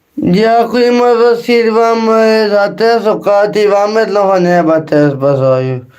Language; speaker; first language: Ukrainian; native; Ukrainian